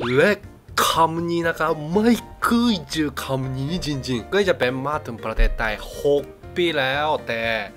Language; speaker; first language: Thai; non-native, fluent; Japanese